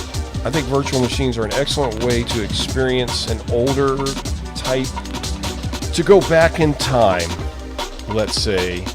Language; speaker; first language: English; native; English